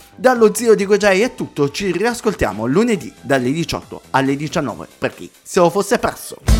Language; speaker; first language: Italian; native; Italian